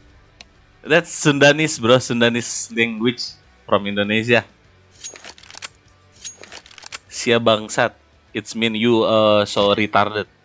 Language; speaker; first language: English; non-native, learner; Sundanese